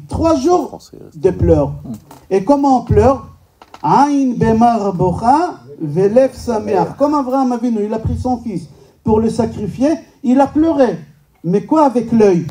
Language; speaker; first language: French; non-native, fluent; Hebrew